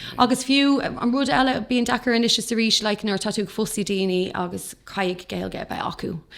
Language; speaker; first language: Irish; non-native, local second language; English